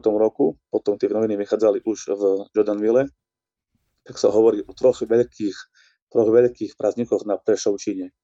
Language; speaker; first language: Slovak; native; Slovak